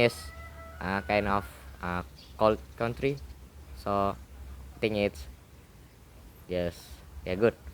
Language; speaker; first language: English; non-native, learner; Indonesian